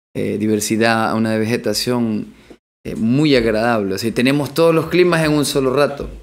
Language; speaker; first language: Spanish; native; Spanish